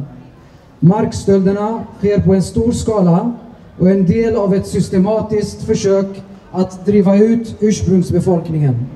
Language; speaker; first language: Swedish; early bilingual, other home language; Assyrian Neo-Aramaic